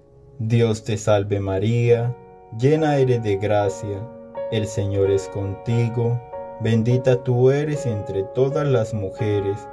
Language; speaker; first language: Spanish; native; Spanish